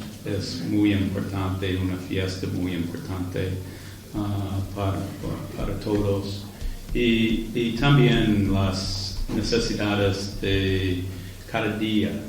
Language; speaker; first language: Spanish; non-native, learner; English